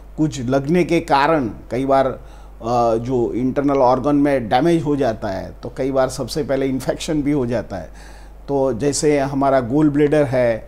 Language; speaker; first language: Hindi; non-native, local second language; Gujarati